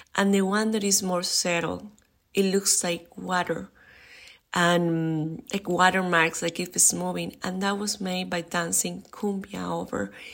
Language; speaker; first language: English; non-native, fluent; Spanish